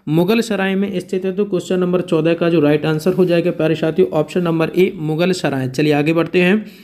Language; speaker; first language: Hindi; native; Hindi